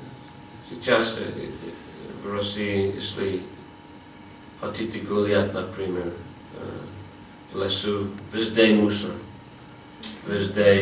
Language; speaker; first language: Russian; non-native, fluent; English